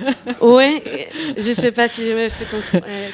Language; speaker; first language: French; non-native, fluent; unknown